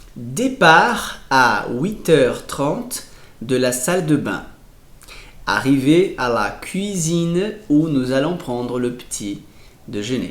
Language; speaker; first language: French; non-native, fluent; Portuguese